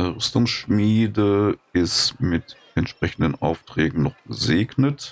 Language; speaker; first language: German; native; German